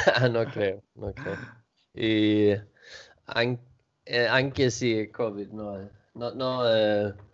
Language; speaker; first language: Italian; non-native, learner; Swedish